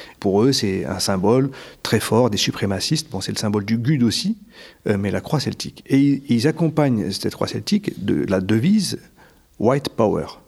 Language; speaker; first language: French; native; French